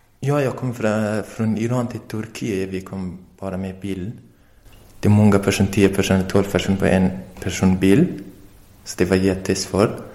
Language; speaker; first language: Swedish; non-native, learner; Persian